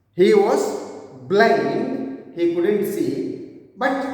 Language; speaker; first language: English; non-native, local second language; Kannada